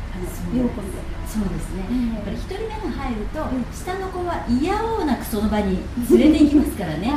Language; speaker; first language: Japanese; native; Japanese